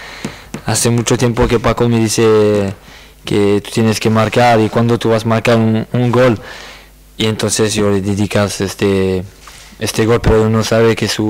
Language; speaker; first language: Spanish; non-native, learner; French